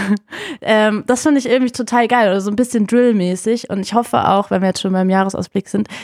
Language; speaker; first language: German; native; German